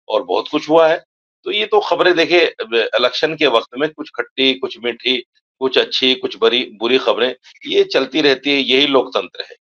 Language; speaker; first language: Hindi; native; Hindi